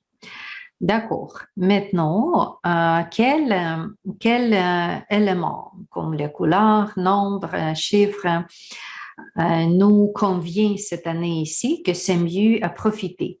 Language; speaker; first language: French; non-native, learner; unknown